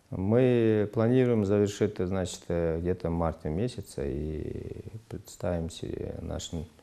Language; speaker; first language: Russian; non-native, local second language; Kyrgyz